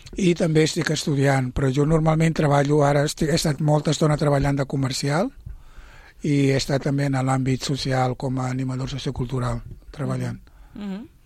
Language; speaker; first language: Catalan; non-native, fluent; Portuguese